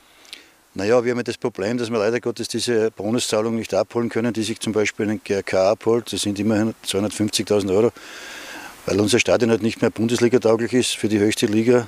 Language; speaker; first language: German; native; German